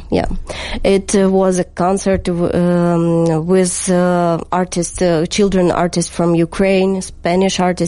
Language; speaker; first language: English; non-native, learner; Ukrainian